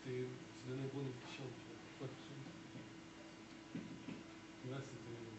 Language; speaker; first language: French; non-native, fluent; Russian